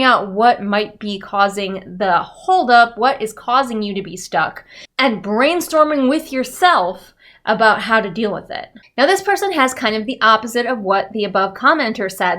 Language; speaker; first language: English; native; English